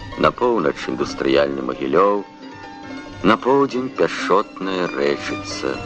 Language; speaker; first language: Belarusian; native; Belarusian